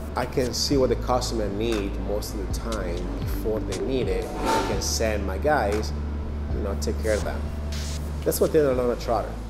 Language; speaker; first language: English; non-native, fluent; Italian